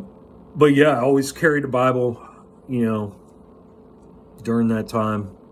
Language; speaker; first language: English; native; English